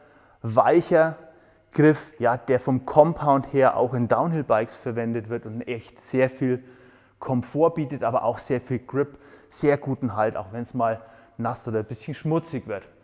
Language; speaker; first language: German; native; German